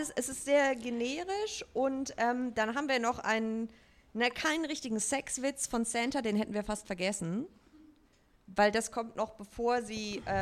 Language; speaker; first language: German; native; German